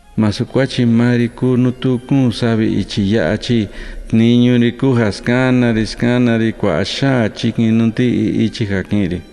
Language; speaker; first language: Spanish; non-native, local second language; Mixtepec Mixtec